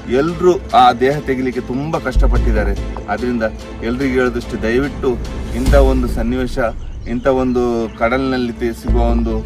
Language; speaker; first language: Kannada; non-native, local second language; Tulu